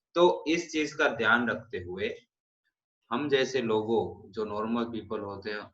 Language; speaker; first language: Hindi; non-native, local second language; Gujarati